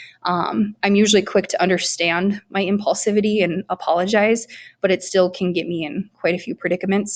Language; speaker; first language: English; native; English